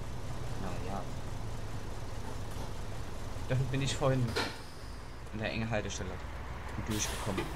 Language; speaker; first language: German; native; German